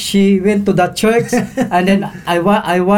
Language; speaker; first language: English; non-native, local second language; Cebuano